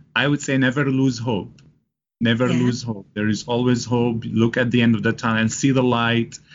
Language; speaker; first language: English; non-native, fluent; Arabic